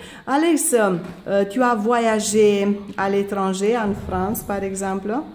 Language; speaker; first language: French; non-native, fluent; Romanian